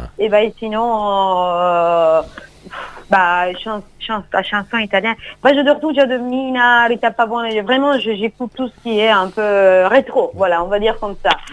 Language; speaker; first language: French; non-native, fluent; Italian